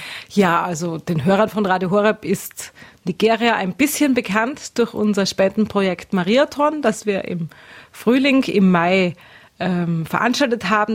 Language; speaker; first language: German; native; German